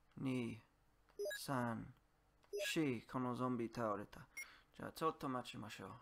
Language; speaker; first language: Japanese; non-native, learner; English